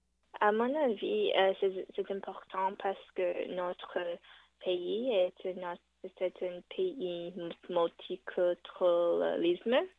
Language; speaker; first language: French; non-native, fluent; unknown